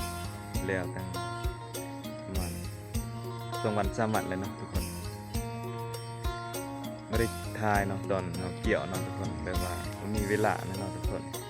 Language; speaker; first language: Thai; non-native, local second language; Northeastern Thai